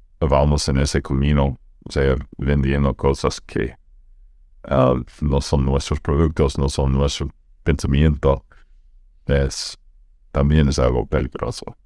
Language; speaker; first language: Spanish; non-native, fluent; English